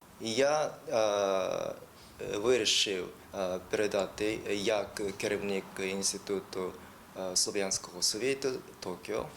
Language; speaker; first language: Ukrainian; non-native, learner; Japanese